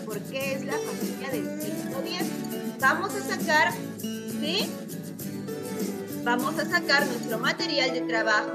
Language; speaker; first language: Spanish; native; Spanish